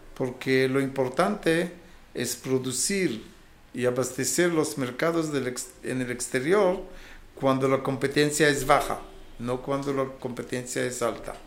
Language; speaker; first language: Spanish; non-native, fluent; Hebrew